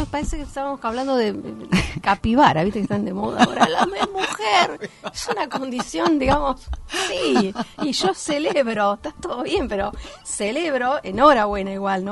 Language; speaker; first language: Spanish; native; Spanish